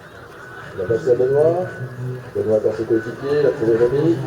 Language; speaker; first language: French; native; French